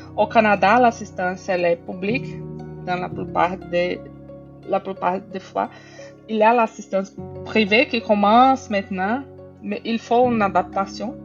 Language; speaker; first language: French; non-native, fluent; Portuguese